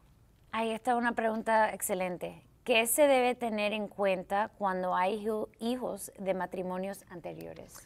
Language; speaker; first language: Spanish; early bilingual, heritage; Spanish